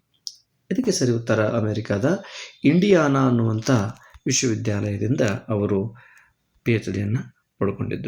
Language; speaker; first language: Kannada; native; Kannada